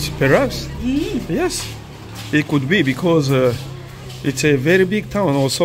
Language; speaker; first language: English; non-native, learner; Lingala